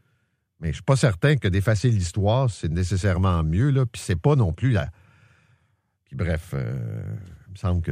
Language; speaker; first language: French; native; French